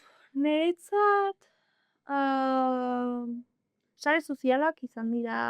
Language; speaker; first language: Basque; non-native, local second language; Spanish